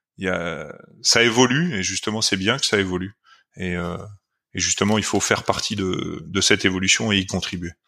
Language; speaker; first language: French; native; French